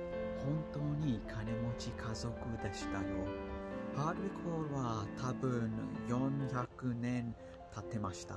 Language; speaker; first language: Japanese; non-native, learner; English